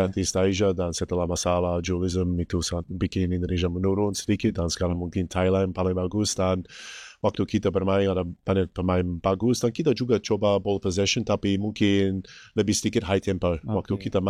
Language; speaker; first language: Indonesian; non-native, fluent; English